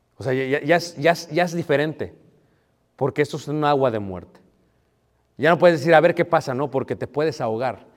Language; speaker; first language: Spanish; early bilingual, heritage; Spanish